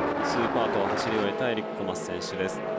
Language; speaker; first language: Japanese; native; Japanese